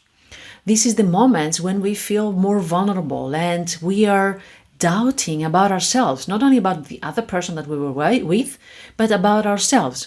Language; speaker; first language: English; non-native, fluent; Greek